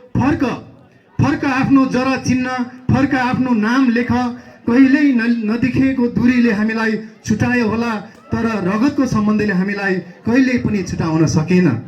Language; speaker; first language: Nepali; non-native, local second language; Eastern Tamang